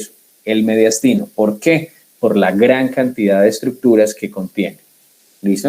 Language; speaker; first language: Spanish; native; Spanish